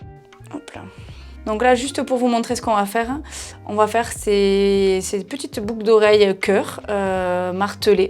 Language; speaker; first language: French; native; French